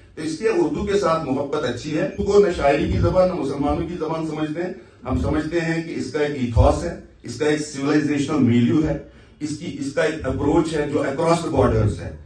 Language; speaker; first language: Urdu; non-native, local second language; Kashmiri